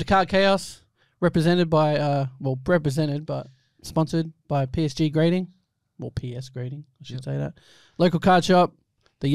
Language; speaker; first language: English; native; English